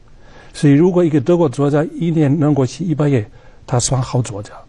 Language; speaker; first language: Chinese; non-native, fluent; German